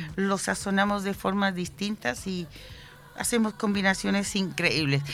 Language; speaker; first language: Spanish; native; Spanish